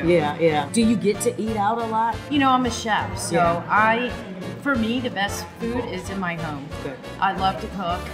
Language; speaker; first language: English; native; English